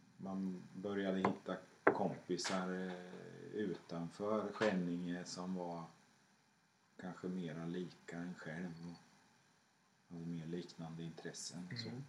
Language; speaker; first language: Swedish; native; Swedish